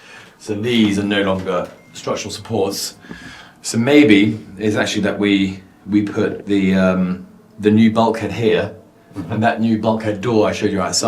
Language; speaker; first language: English; native; English